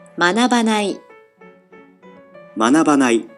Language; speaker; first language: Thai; native; Thai